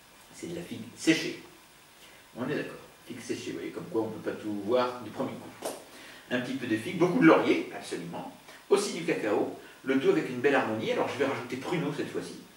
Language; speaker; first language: French; native; French